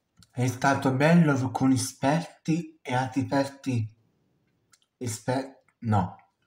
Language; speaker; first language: Italian; non-native, fluent; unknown